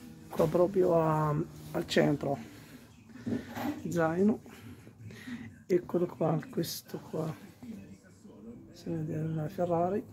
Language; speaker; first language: Italian; non-native, learner; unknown